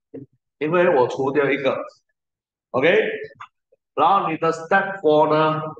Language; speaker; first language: Chinese; native; Chinese